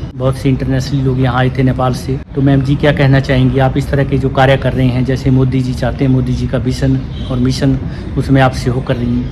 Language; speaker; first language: Hindi; native; Hindi